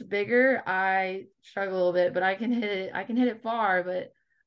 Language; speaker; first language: English; native; English